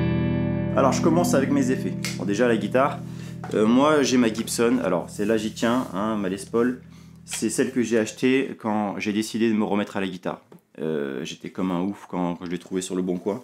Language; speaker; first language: French; native; French